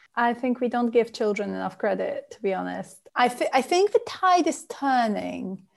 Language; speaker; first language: English; non-native, fluent; Polish